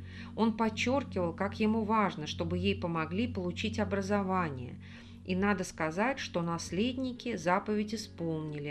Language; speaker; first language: Russian; native; Russian